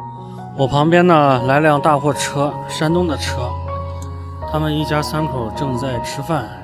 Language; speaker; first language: Chinese; native; Chinese